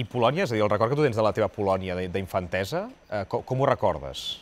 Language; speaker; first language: Catalan; native; Catalan